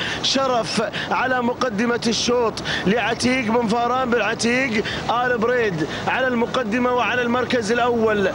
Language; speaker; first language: Arabic; native; Arabic